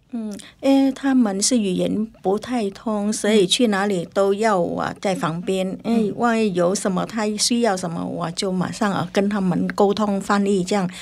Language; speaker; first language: Chinese; non-native, learner; Vietnamese